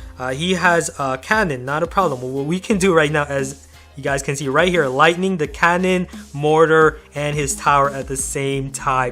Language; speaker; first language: English; native; English